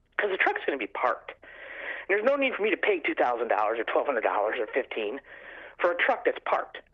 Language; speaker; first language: English; native; English